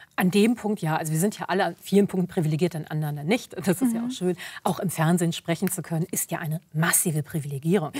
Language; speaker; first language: German; early bilingual, other home language; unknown